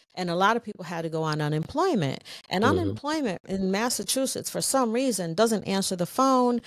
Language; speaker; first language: English; native; English